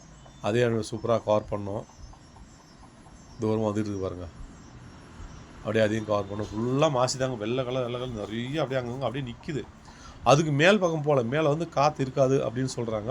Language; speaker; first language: Tamil; native; Tamil